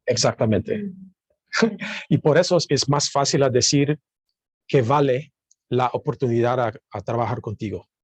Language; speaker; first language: Spanish; non-native, learner; English